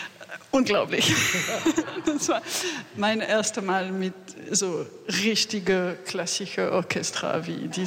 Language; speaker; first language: German; non-native, learner; French